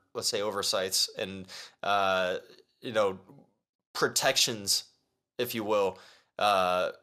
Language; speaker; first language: English; early bilingual, other home language; Chinese